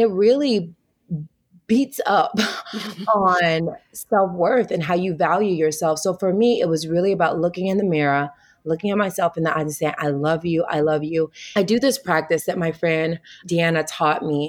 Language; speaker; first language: English; native; English